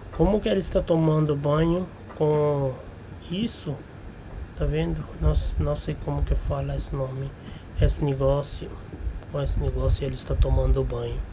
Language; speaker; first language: Portuguese; non-native, learner; Hindi